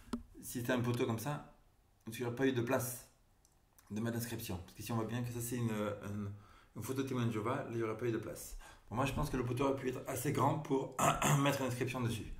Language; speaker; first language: French; native; French